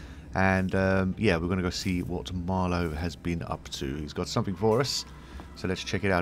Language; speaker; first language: English; native; English